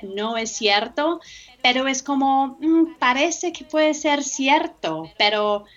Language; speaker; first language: Spanish; non-native, fluent; English